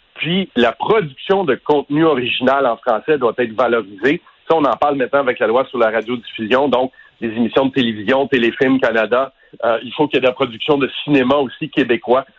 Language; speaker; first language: French; native; French